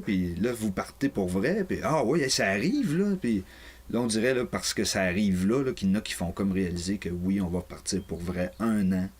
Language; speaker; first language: French; native; French